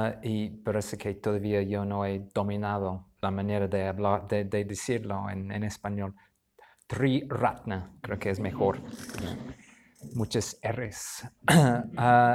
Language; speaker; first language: Spanish; non-native, fluent; English